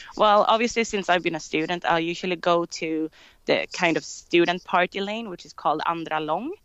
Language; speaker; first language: English; non-native, fluent; Swedish